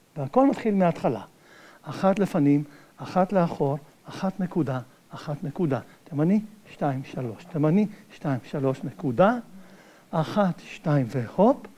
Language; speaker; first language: Hebrew; native; Hebrew